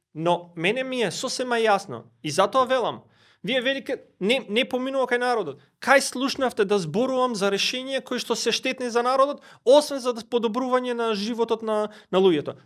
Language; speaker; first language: Macedonian; non-native, local second language; Albanian